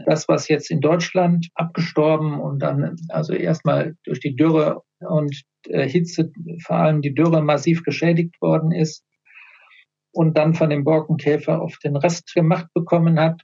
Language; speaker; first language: German; native; German